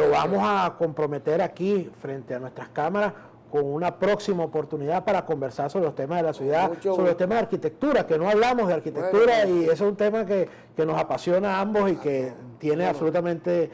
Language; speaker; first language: Spanish; native; Spanish